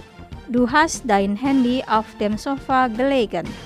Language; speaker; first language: German; non-native, fluent; Indonesian